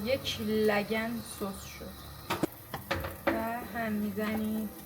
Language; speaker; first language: Persian; native; Persian